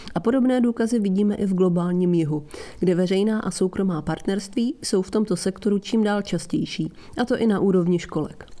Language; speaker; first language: Czech; non-native, fluent; Italian